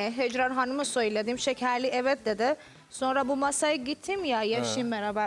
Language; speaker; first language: Turkish; non-native, learner; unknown